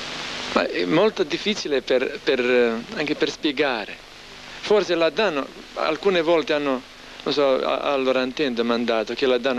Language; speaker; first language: Italian; non-native, learner; Croatian